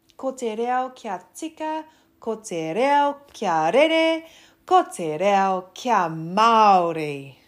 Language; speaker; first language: Māori; non-native, local second language; English